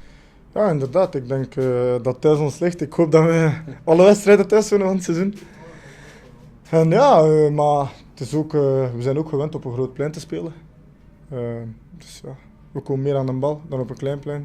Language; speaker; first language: Dutch; non-native, local second language; French